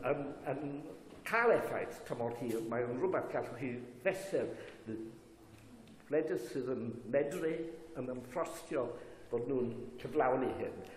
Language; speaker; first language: Welsh; native; Welsh